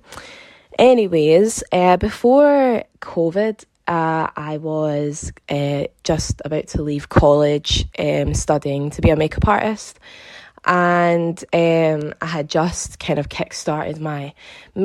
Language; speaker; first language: English; native; English